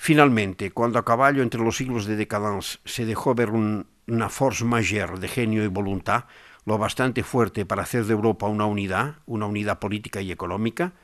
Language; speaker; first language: Spanish; non-native, local second language; Catalan